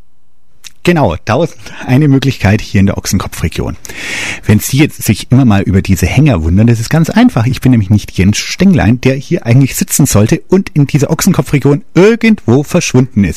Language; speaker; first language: German; native; German